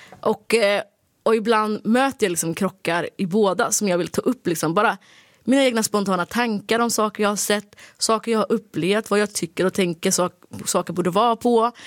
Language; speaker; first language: Swedish; early bilingual, other home language; Somali